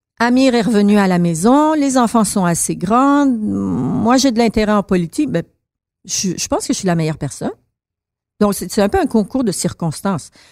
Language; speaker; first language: French; early bilingual, other home language; Persian